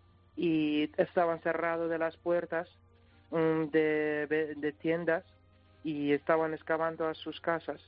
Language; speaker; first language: Spanish; non-native, learner; Persian